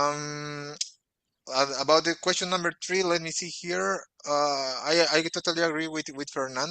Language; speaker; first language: English; non-native, fluent; Portuguese